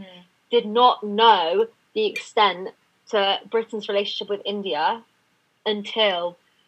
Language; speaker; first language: English; native; English